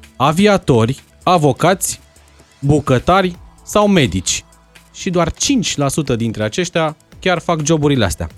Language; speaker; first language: Romanian; native; Romanian